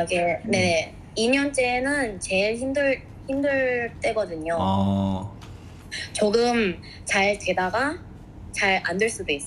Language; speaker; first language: Korean; non-native, fluent; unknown